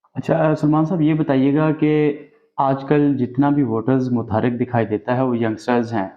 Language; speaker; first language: Urdu; non-native, local second language; Punjabi